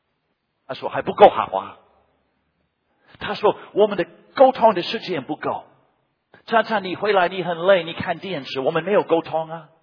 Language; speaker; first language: Chinese; non-native, fluent; English